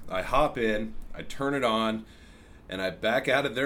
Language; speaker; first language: English; native; English